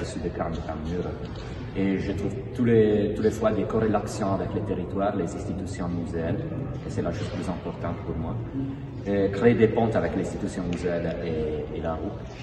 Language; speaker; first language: French; non-native, fluent; Italian